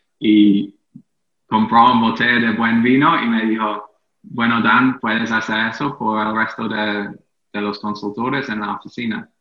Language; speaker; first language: Spanish; non-native, fluent; English